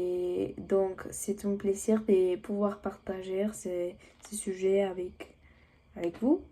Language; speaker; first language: French; non-native, learner; Spanish